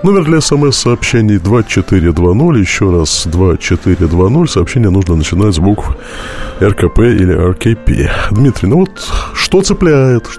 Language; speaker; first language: Russian; native; Russian